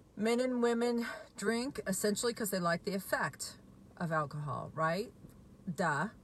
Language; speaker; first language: English; native; English